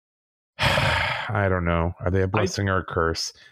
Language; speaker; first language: English; native; English